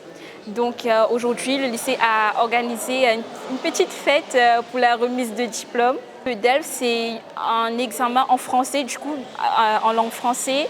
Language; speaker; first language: French; non-native, local second language; Morisyen